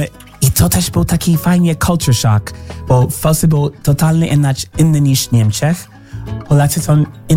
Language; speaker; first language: Polish; non-native, learner; English